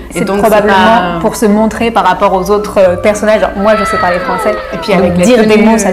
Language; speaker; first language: French; native; French